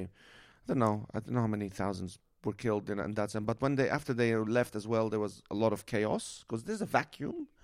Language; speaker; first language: English; non-native, fluent; Arabic